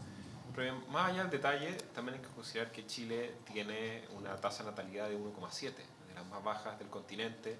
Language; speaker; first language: Spanish; native; Spanish